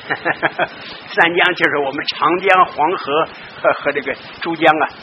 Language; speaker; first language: Chinese; native; Chinese